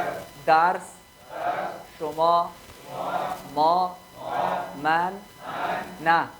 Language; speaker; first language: Persian; non-native, fluent; Urdu